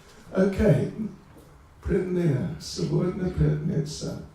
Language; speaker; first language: Russian; non-native, learner; English